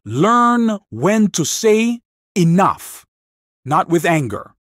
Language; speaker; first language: English; non-native, local second language; Filipino